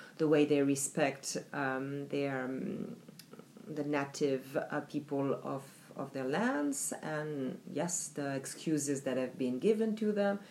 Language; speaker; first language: English; non-native, fluent; French